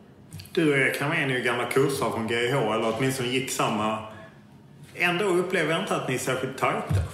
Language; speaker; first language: Swedish; native; Swedish